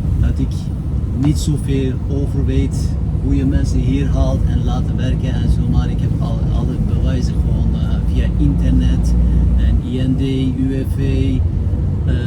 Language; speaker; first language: Dutch; non-native, fluent; Turkish